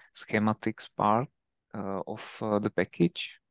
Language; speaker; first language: English; non-native, fluent; Czech